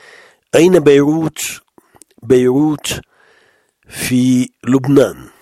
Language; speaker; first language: Arabic; non-native, fluent; French